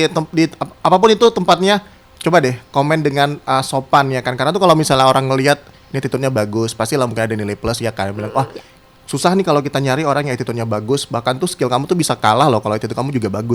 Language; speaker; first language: Indonesian; native; Indonesian